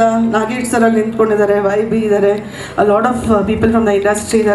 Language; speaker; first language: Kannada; native; Kannada